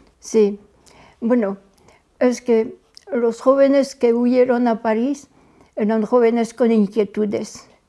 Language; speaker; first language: Spanish; non-native, fluent; French